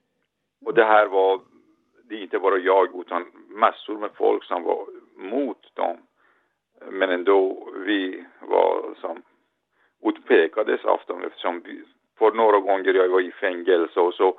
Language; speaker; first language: Swedish; non-native, learner; Persian